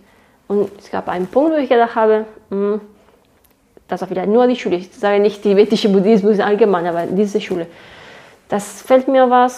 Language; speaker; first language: German; non-native, fluent; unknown